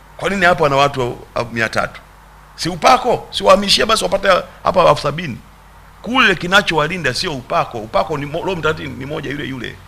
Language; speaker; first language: Swahili; native; Swahili